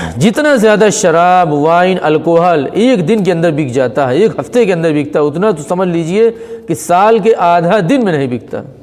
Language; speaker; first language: Urdu; native; Urdu